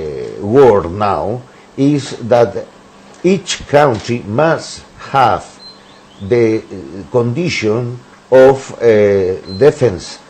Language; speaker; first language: English; non-native, learner; Spanish